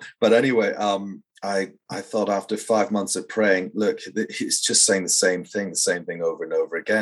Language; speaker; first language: English; native; English